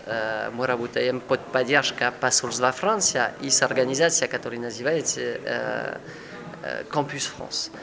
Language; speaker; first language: Russian; non-native, learner; French